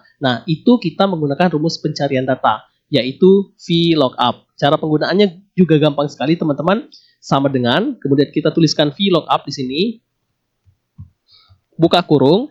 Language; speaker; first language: Indonesian; native; Indonesian